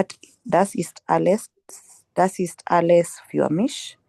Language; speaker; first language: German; non-native, learner; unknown